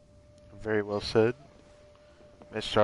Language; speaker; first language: English; native; English